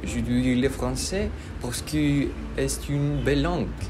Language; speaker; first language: French; non-native, learner; Russian